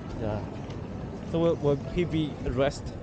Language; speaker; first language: English; non-native, learner; Chinese